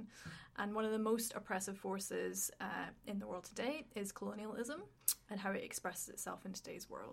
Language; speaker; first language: English; native; English